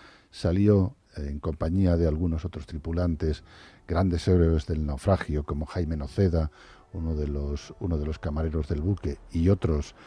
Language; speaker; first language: Spanish; native; Spanish